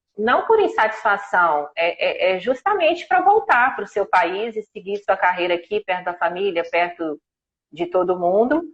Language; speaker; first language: Portuguese; native; Portuguese